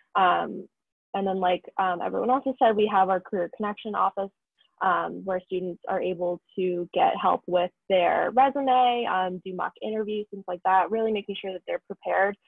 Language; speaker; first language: English; native; English